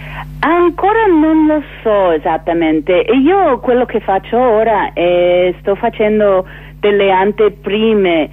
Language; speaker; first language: Italian; non-native, fluent; English